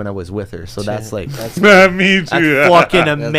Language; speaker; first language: English; non-native, fluent; French